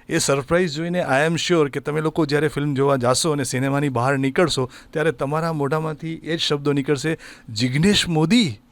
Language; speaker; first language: Gujarati; native; Gujarati